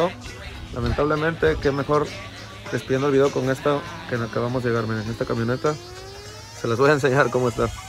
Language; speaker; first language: Spanish; native; Spanish